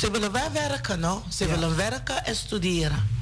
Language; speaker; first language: Dutch; non-native, learner; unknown